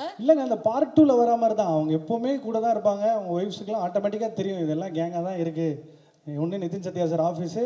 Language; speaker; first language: Tamil; native; Tamil